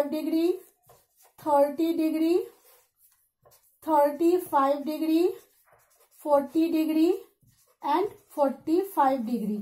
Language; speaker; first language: English; non-native, local second language; Hindi